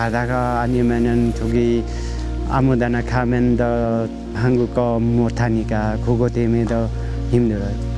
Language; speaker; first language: Korean; non-native, learner; Nepali